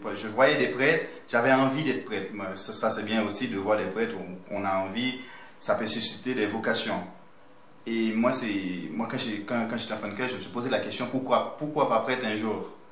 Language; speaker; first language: French; non-native, local second language; Haitian Creole